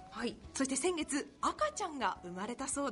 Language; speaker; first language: Japanese; native; Japanese